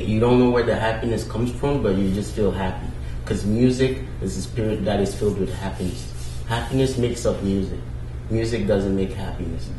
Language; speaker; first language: English; non-native, local second language; Ewe